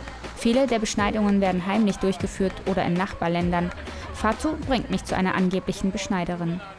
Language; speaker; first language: German; native; German